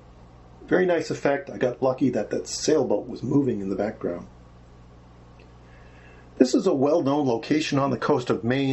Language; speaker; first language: English; native; English